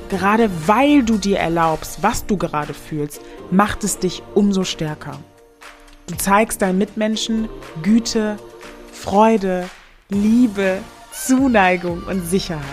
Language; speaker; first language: German; native; German